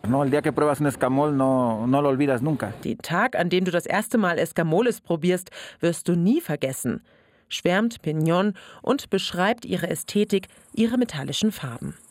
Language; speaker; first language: German; native; German